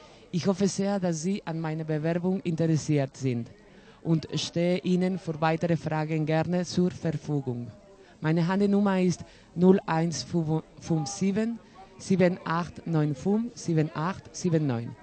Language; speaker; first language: German; non-native, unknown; Spanish